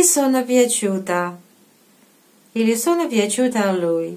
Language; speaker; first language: Italian; non-native, fluent; Russian